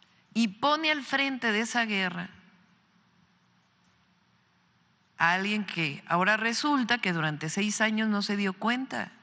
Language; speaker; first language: Spanish; native; Spanish